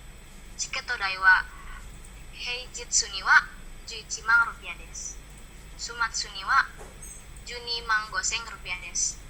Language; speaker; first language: Japanese; non-native, learner; Indonesian